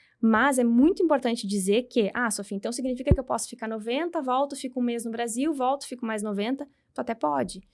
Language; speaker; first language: Portuguese; native; Portuguese